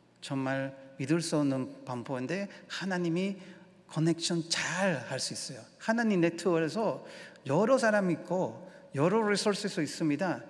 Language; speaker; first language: Korean; non-native, learner; Spanish